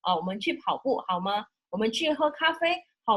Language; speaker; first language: Chinese; non-native, fluent; Indonesian